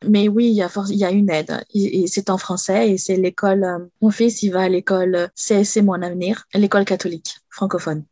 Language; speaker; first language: French; native; French